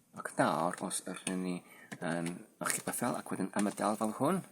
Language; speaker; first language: Welsh; non-native, learner; Polish